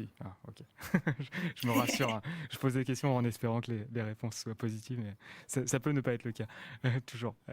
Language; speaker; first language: French; native; French